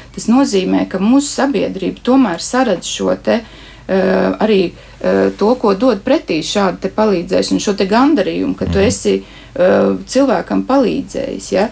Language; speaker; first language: Latvian; native; Latvian